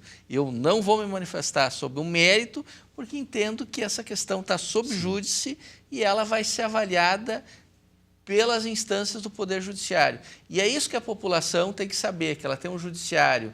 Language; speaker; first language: Portuguese; native; Portuguese